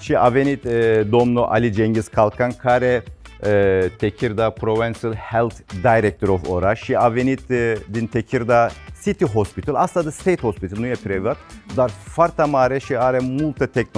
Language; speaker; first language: Romanian; non-native, learner; Turkish